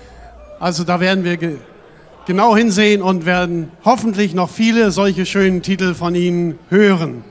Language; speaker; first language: German; native; German